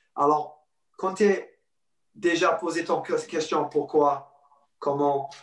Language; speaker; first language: French; non-native, fluent; English